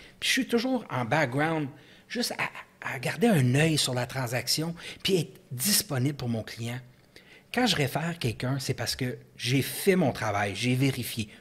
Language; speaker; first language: French; native; French